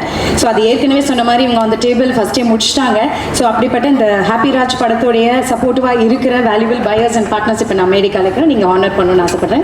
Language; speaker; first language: Tamil; native; Tamil